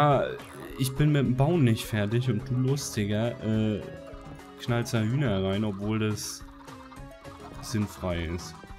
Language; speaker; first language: German; native; German